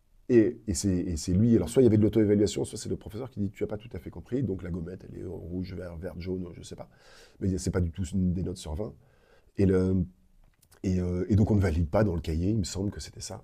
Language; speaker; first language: French; native; French